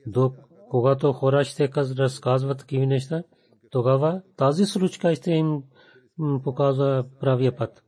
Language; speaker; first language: Bulgarian; non-native, fluent; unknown